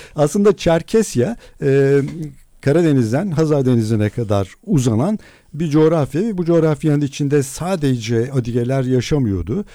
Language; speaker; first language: Turkish; non-native, local second language; Adyghe